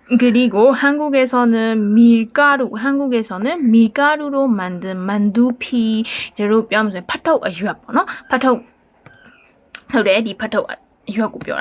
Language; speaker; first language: Korean; non-native, learner; Burmese